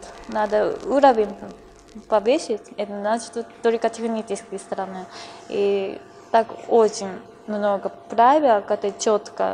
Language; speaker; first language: Russian; non-native, fluent; Japanese